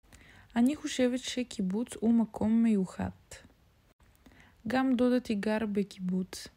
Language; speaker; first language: Hebrew; non-native, learner; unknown